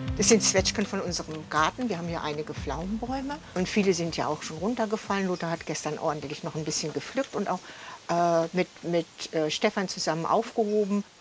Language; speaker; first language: German; native; German